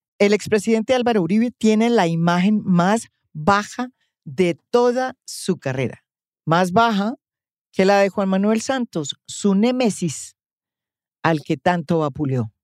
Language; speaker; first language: Spanish; native; Spanish